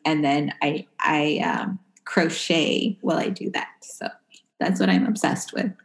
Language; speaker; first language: English; early bilingual, other home language; Spanish